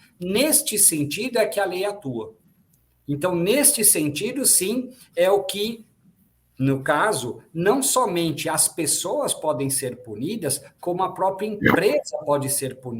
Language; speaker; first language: Portuguese; native; Portuguese